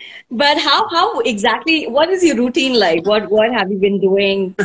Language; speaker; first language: English; non-native, local second language; Hindi